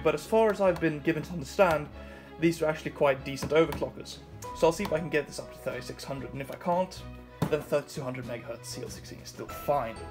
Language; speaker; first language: English; non-native, fluent; Swedish